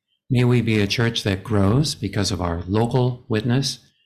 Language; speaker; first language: English; native; English